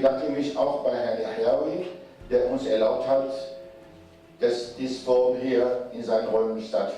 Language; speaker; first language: German; non-native, fluent; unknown